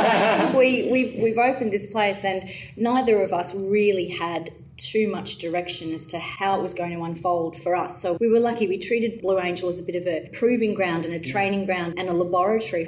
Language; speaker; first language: English; native; English